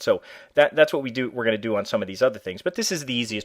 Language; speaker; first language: English; native; English